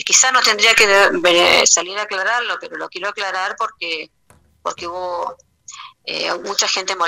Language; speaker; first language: Spanish; native; Spanish